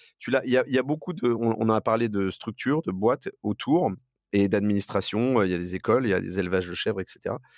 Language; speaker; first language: French; native; French